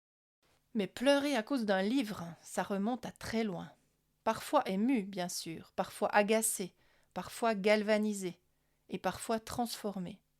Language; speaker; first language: French; native; French